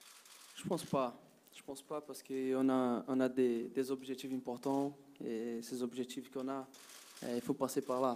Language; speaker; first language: French; non-native, fluent; Portuguese